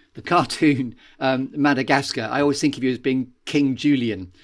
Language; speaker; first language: English; native; English